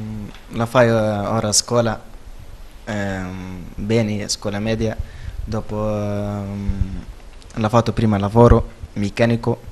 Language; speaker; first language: Italian; non-native, learner; Arabic